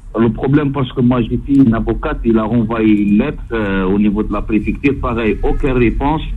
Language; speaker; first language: French; non-native, local second language; Arabic